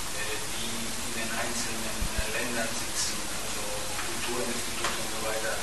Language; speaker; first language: German; non-native, fluent; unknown